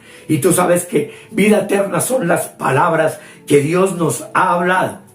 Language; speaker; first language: Spanish; native; Spanish